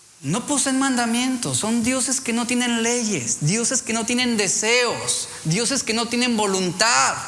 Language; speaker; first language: Spanish; native; Spanish